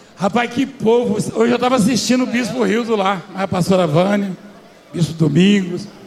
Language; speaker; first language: Portuguese; native; Portuguese